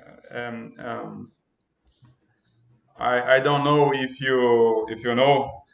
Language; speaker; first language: English; non-native, learner; Portuguese